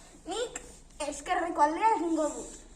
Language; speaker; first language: Basque; non-native, local second language; Spanish